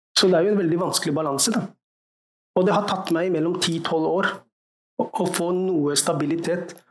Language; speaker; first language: Norwegian; early bilingual, other home language; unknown